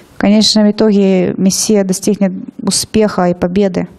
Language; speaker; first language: Russian; native; Russian